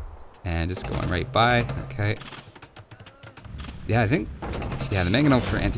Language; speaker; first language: English; native; English